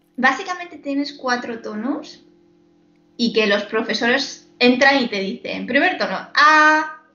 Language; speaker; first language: Spanish; non-native, fluent; Chinese